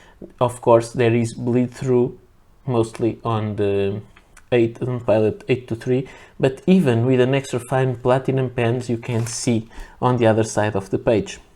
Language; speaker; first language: English; non-native, fluent; Portuguese